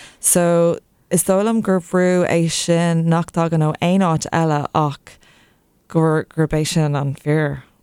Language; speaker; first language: Irish; non-native, local second language; English